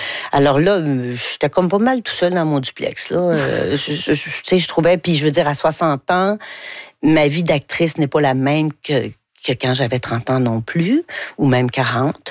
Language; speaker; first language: French; native; French